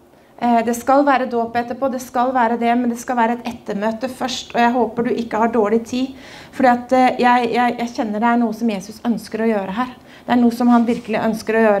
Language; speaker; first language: Norwegian; native; Norwegian